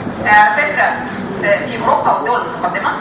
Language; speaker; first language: Arabic; native; Arabic